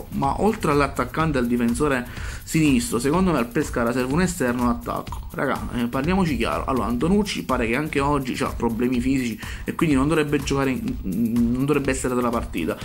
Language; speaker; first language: Italian; native; Italian